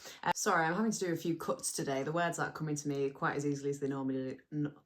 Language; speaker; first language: English; native; English